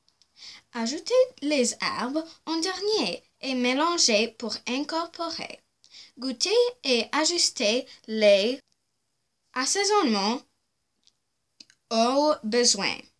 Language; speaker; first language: French; non-native, local second language; English